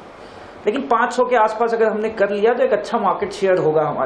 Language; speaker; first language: Hindi; native; Hindi